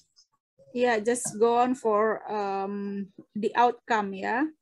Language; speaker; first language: English; non-native, fluent; Indonesian